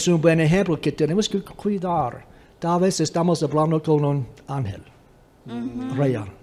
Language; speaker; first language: Spanish; non-native, fluent; English